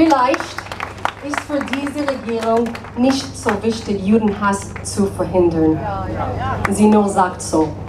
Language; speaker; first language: German; non-native, learner; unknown